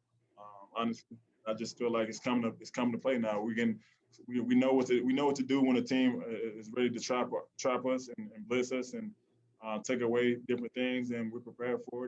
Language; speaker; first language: English; native; English